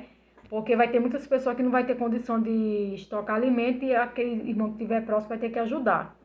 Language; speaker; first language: Portuguese; native; Portuguese